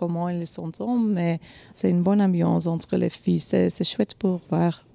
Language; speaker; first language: French; non-native, local second language; Dutch